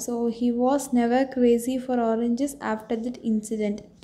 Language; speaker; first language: English; non-native, local second language; Tamil